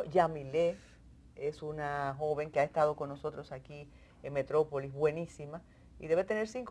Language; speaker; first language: Spanish; native; Spanish